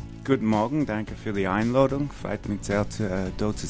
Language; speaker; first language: German; non-native, learner; English